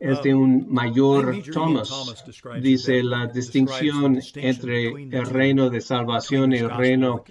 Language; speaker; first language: Spanish; non-native, fluent; English